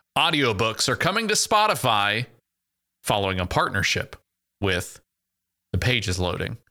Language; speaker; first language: English; native; English